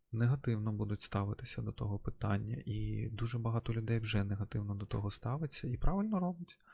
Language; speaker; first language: Ukrainian; non-native, local second language; Russian